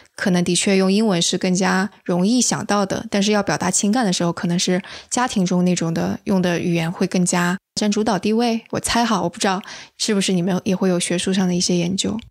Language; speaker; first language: Chinese; native; Chinese